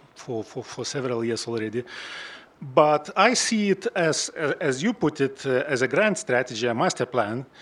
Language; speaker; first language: English; non-native, fluent; Lithuanian